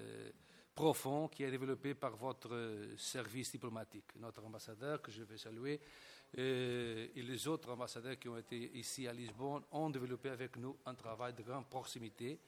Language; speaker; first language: French; non-native, fluent; Portuguese